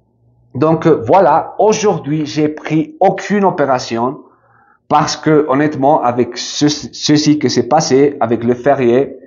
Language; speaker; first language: French; non-native, fluent; Spanish